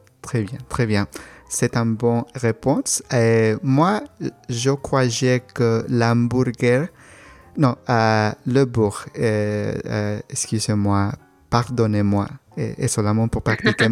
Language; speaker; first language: French; non-native, learner; Spanish